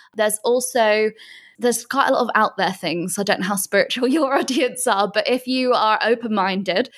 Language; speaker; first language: English; native; English